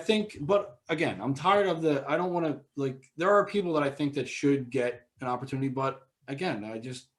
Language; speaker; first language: English; native; English